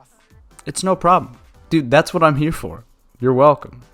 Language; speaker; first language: English; native; English